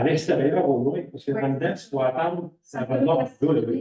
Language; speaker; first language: French; native; French